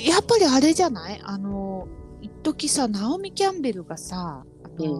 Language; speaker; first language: Japanese; native; Japanese